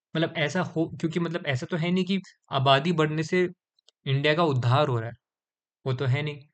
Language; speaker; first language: Hindi; native; Hindi